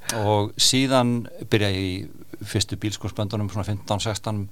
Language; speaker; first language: Icelandic; native; Icelandic